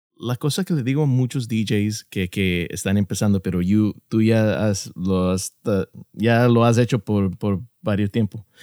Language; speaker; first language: Spanish; early bilingual, heritage; Spanish